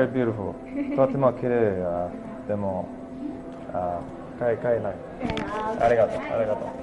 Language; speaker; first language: Japanese; non-native, learner; English